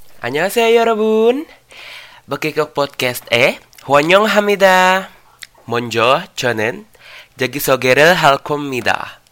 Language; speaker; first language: Korean; non-native, learner; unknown